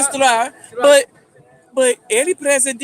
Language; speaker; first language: Portuguese; non-native, learner; English